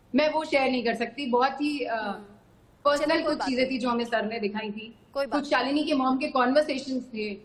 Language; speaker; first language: Hindi; native; Hindi